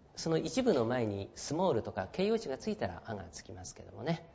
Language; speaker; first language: Japanese; native; Japanese